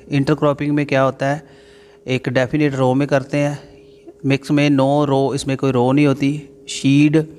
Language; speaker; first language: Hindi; non-native, local second language; Punjabi